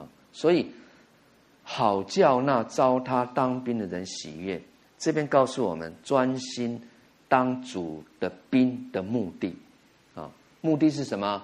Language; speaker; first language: Chinese; native; Chinese